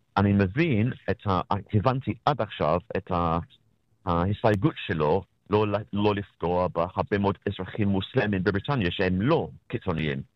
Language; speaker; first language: Hebrew; non-native, fluent; English